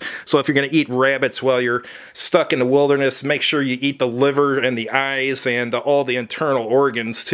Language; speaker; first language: English; native; English